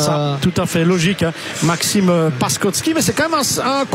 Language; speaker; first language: French; native; French